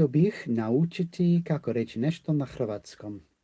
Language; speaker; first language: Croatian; non-native, learner; English